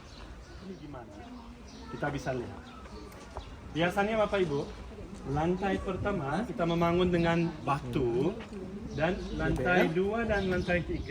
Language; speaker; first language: Indonesian; non-native, fluent; Turkish